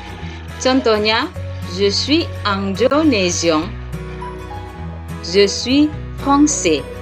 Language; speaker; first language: French; non-native, fluent; Indonesian